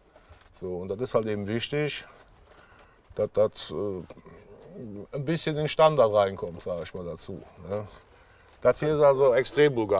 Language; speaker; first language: German; native; German